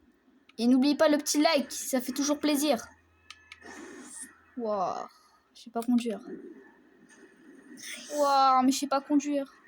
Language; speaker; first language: French; native; French